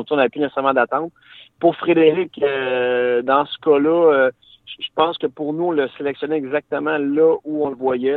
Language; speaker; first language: French; native; French